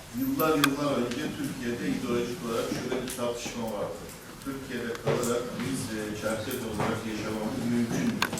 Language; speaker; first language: Turkish; native; Turkish